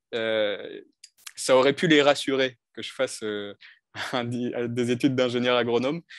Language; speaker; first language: French; native; French